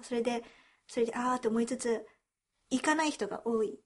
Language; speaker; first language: Japanese; early bilingual, heritage; Japanese